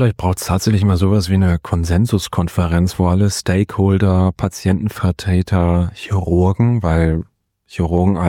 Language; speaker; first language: German; native; German